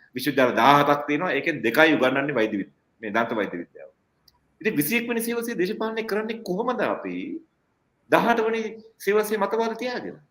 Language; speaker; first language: Sinhala; non-native, local second language; Tamil